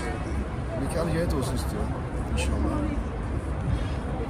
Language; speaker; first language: Turkish; native; Turkish